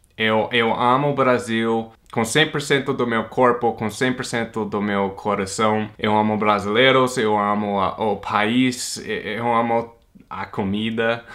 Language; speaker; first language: Portuguese; non-native, fluent; English